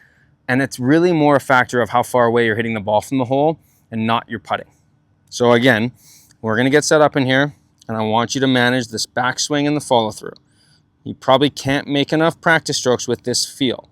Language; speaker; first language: English; native; English